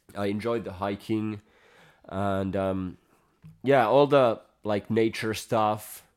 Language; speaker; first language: English; non-native, fluent; Finnish